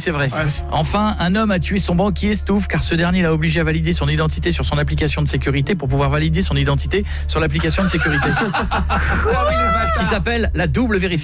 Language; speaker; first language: French; native; French